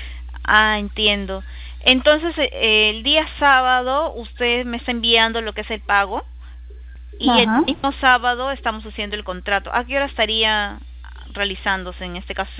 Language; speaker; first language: Spanish; native; Spanish